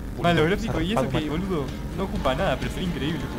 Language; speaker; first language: Spanish; native; Spanish